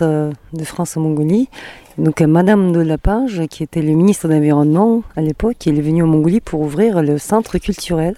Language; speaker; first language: French; non-native, fluent; Mongolian